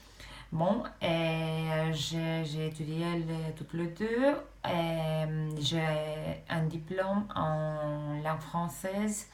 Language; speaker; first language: French; non-native, fluent; Romanian